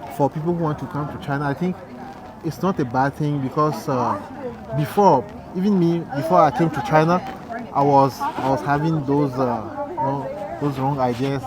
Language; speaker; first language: English; non-native, fluent; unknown